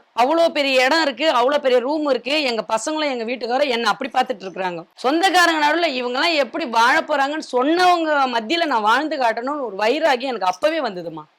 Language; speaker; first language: Tamil; native; Tamil